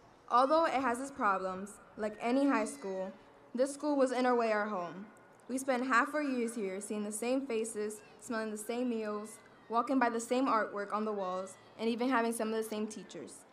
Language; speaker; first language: English; early bilingual, other home language; Spanish